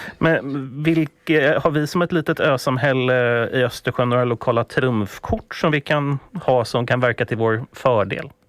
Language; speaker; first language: Swedish; native; Swedish